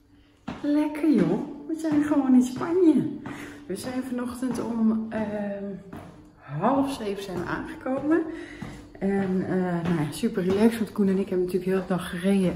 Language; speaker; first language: Dutch; native; Dutch